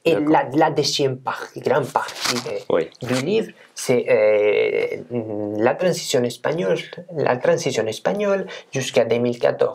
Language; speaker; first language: French; non-native, fluent; Spanish